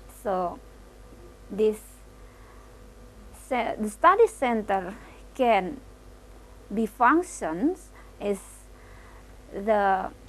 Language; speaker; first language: English; non-native, local second language; Indonesian